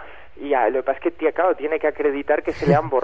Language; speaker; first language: Spanish; native; Spanish